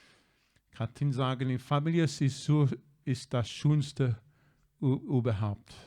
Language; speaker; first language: German; non-native, learner; English